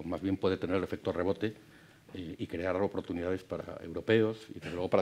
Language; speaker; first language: Spanish; native; Spanish